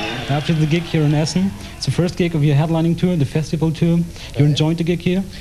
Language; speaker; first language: English; non-native, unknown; German